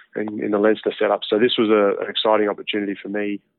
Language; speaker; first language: English; native; English